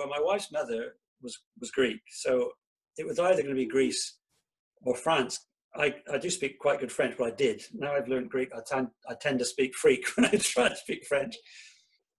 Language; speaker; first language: English; native; English